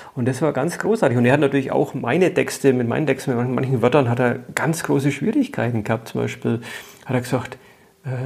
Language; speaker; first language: German; native; German